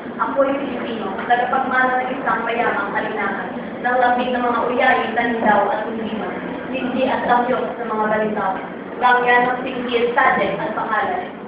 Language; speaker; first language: Filipino; non-native, local second language; Hiligaynon